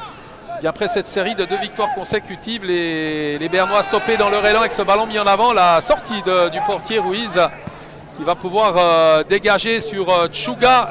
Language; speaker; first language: French; native; French